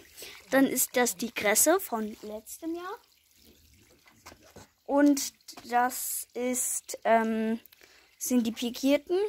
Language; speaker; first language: German; native; German